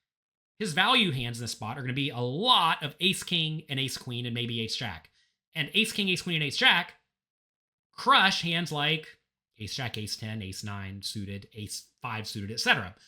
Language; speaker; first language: English; native; English